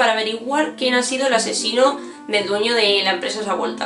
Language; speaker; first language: Spanish; native; Spanish